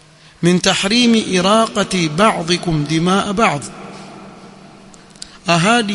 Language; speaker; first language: Arabic; non-native, fluent; Swahili